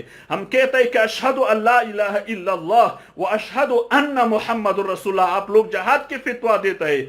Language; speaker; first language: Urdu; non-native, fluent; Pashto